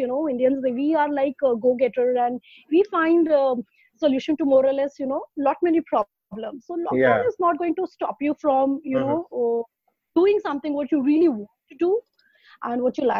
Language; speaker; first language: English; non-native, local second language; Hindi